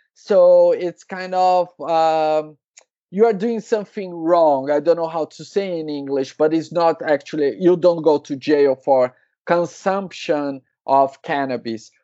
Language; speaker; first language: English; non-native, learner; Portuguese